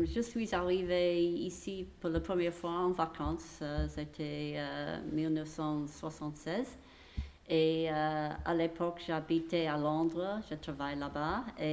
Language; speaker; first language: French; non-native, fluent; English